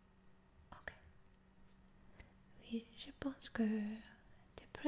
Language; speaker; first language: French; non-native, fluent; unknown